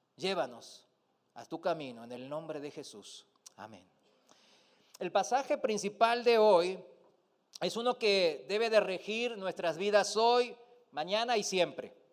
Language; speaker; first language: Spanish; non-native, fluent; Korean